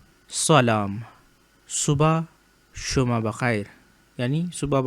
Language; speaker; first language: Persian; non-native, fluent; Urdu